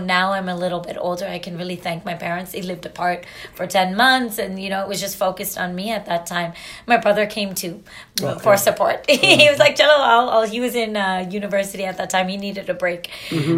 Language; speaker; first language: English; native; English